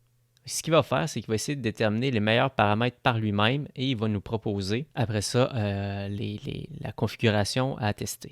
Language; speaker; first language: French; native; French